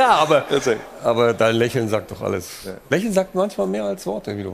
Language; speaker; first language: German; native; German